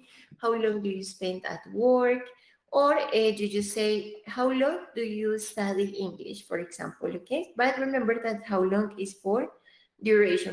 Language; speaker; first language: English; non-native, fluent; Spanish